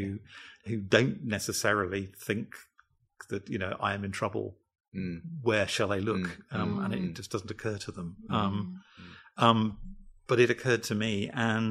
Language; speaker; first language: English; native; English